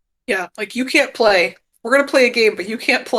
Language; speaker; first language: English; native; English